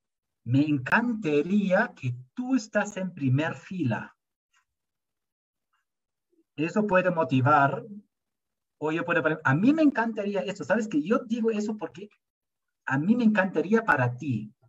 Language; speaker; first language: Spanish; non-native, fluent; German